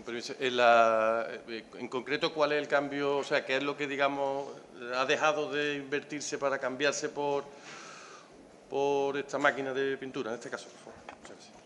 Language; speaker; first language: Spanish; native; Spanish